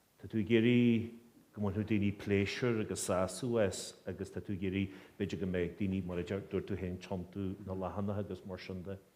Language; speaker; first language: Irish; native; Irish